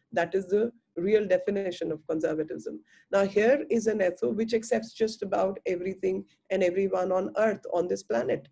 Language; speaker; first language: English; non-native, local second language; Hindi